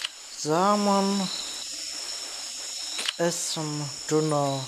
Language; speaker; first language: German; non-native, learner; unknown